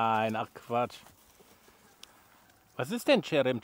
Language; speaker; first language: German; native; German